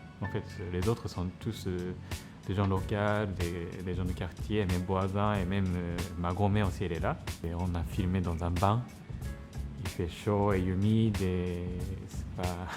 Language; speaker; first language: French; non-native, fluent; Japanese